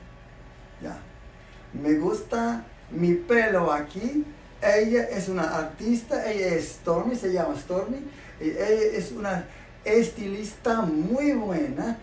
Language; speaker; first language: Spanish; non-native, learner; English